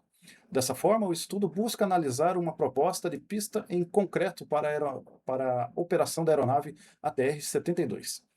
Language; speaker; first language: Portuguese; native; Portuguese